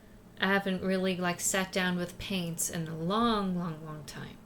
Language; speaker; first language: English; native; English